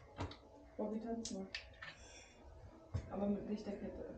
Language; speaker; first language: German; native; German